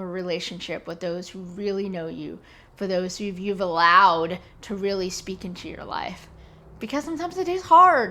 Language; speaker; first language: English; native; English